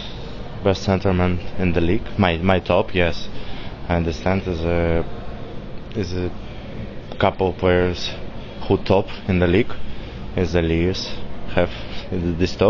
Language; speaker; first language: English; non-native, learner; Russian